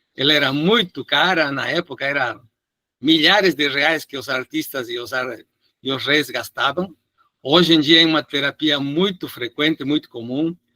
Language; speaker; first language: Portuguese; non-native, fluent; Spanish